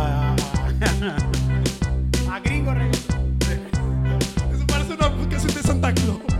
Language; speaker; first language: Spanish; native; Spanish